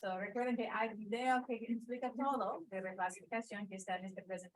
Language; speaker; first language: Spanish; non-native, learner; English